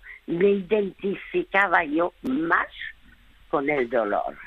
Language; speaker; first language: Spanish; early bilingual, other home language; French